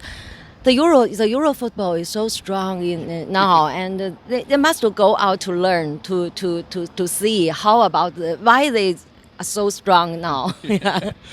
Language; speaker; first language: English; non-native, learner; Chinese